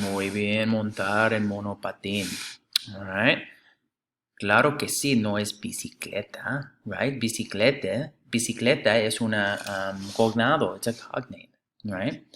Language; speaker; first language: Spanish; non-native, fluent; English